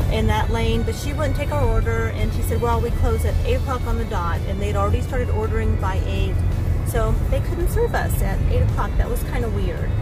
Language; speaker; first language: English; native; English